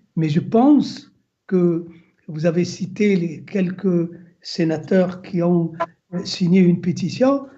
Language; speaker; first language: French; non-native, local second language; Arabic